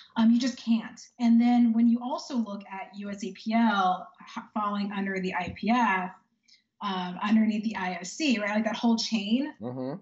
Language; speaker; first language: English; native; English